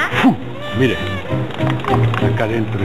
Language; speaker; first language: Spanish; native; Spanish